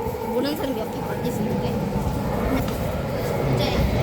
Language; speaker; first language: Korean; early bilingual, heritage; Korean